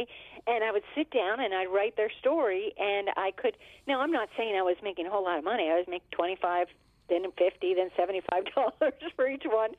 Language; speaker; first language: English; native; English